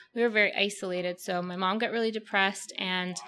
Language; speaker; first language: English; early bilingual, other home language; Russian